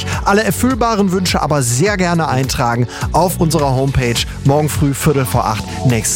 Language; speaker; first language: German; native; German